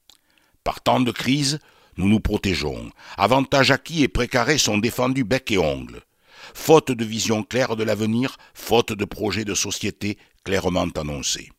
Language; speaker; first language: French; native; French